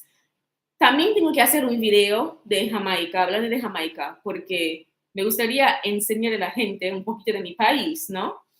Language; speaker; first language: Spanish; non-native, fluent; English